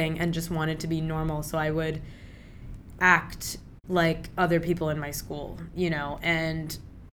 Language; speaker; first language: English; early bilingual, other home language; Urdu